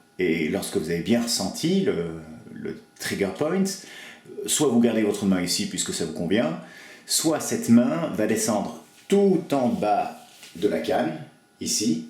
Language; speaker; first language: French; native; French